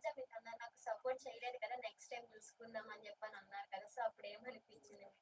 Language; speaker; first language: Telugu; native; Telugu